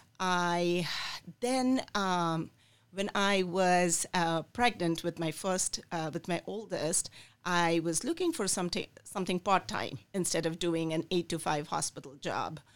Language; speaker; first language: English; non-native, local second language; Bangla